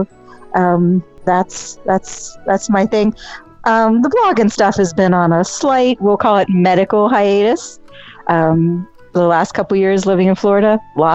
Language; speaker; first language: English; native; English